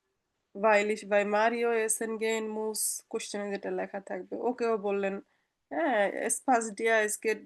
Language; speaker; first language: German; non-native, learner; Bangla